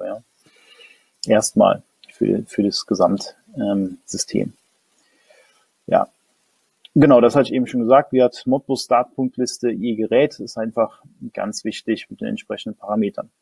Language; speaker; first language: German; native; German